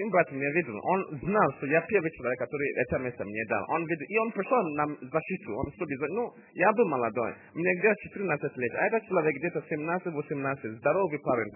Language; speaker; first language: Russian; non-native, fluent; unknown